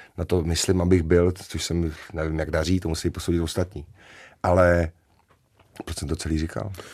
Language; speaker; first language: Czech; native; Czech